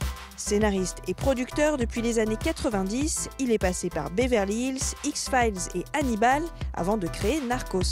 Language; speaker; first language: French; native; French